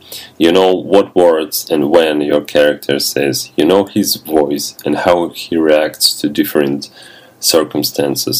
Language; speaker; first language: English; non-native, fluent; Russian